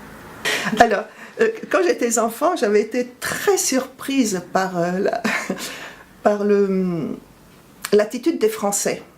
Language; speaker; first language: French; early bilingual, other home language; Italian